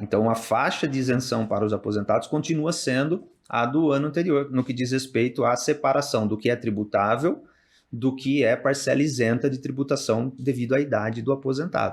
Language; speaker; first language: Portuguese; native; Portuguese